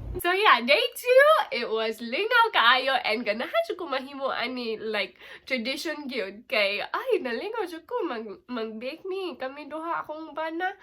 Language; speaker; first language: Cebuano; non-native, local second language; English